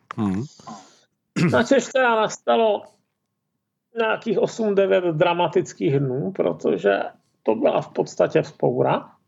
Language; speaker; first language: Czech; native; Czech